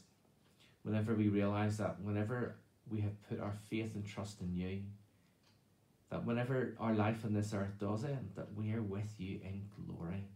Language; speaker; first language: English; native; English